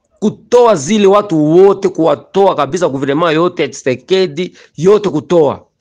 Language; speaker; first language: Swahili; native; Swahili